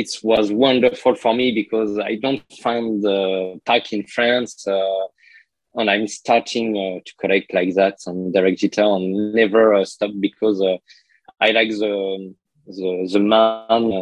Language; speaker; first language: English; non-native, learner; French